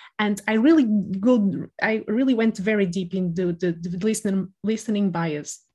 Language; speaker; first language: English; non-native, fluent; Spanish